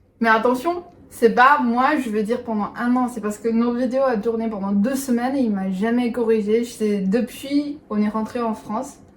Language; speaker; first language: French; non-native, fluent; Chinese